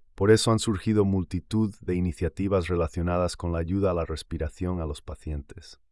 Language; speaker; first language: Spanish; native; Spanish